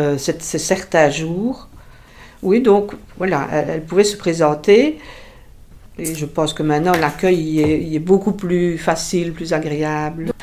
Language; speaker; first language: French; native; French